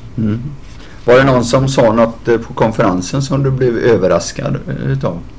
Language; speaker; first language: Swedish; native; Swedish